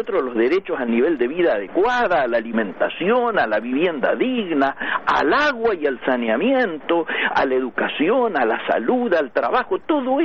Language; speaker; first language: Spanish; native; Spanish